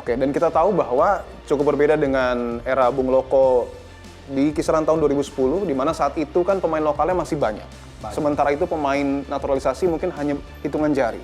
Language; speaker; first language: Indonesian; native; Indonesian